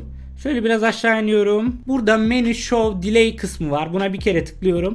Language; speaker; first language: Turkish; native; Turkish